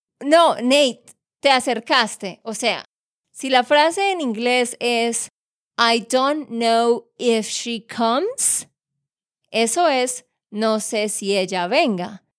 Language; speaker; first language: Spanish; native; Spanish